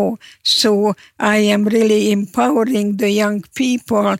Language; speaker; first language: English; non-native, fluent; Hungarian